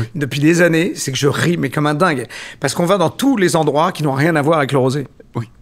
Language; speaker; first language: French; native; French